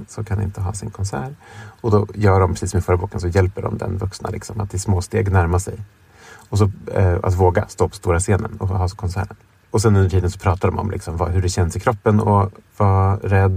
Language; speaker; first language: Swedish; native; Swedish